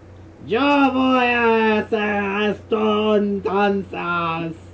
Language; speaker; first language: Spanish; non-native, learner; English